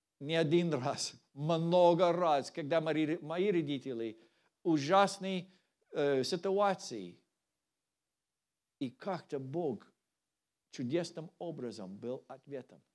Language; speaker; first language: Russian; non-native, learner; English